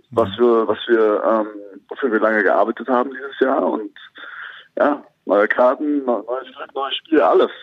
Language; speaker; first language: German; native; German